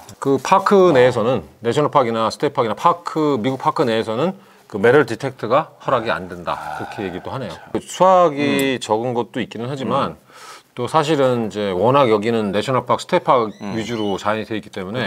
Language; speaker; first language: Korean; native; Korean